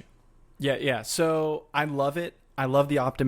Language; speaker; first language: English; native; English